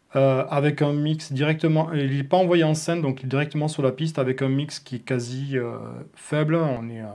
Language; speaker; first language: French; native; French